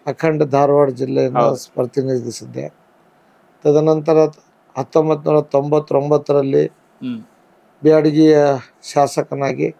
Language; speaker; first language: Kannada; non-native, local second language; Lambadi